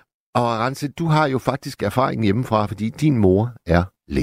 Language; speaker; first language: Danish; native; Danish